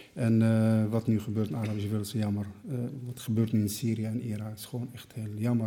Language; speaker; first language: Dutch; non-native, fluent; Arabic